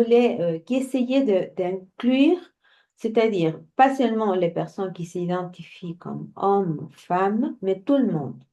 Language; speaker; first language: French; non-native, fluent; Spanish